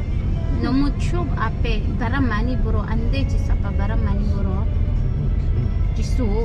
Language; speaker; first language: Korean; non-native, learner; Filipino